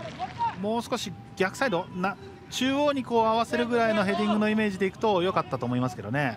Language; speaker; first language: Japanese; native; Japanese